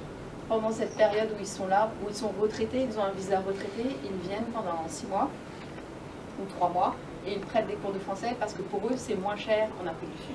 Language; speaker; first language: French; native; French